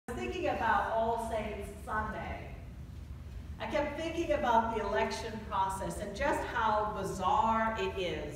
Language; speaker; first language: English; native; English